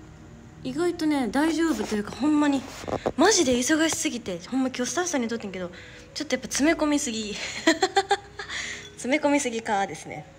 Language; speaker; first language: Japanese; native; Japanese